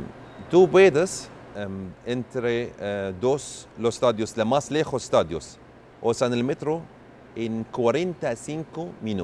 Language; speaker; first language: Spanish; non-native, learner; Arabic